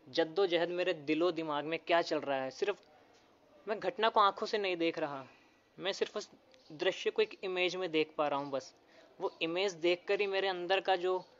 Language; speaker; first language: Hindi; native; Hindi